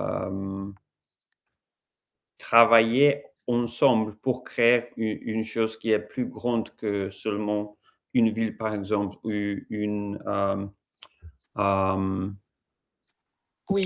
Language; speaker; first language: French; non-native, learner; English